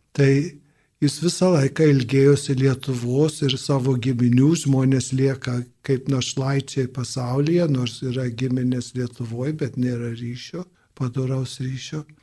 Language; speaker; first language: Lithuanian; early bilingual, heritage; Lithuanian